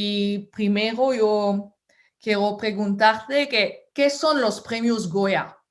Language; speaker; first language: Spanish; non-native, fluent; French